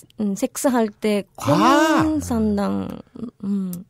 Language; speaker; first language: Korean; non-native, learner; Japanese